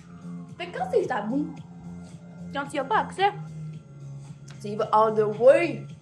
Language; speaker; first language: French; native; French